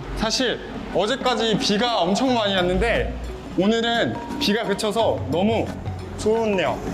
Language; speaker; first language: Korean; native; Korean